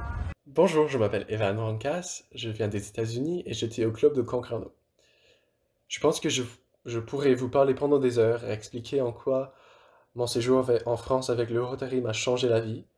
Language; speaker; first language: French; non-native, fluent; English